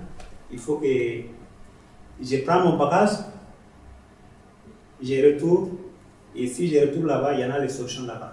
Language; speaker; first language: French; non-native, learner; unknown